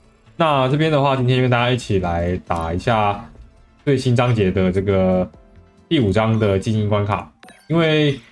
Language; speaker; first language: Chinese; native; Chinese